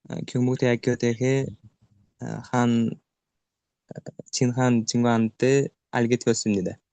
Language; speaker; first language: Korean; non-native, learner; Uzbek